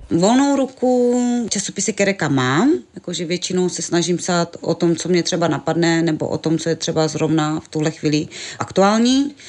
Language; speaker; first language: Czech; non-native, local second language; Romany